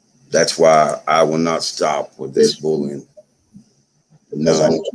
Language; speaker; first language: English; native; English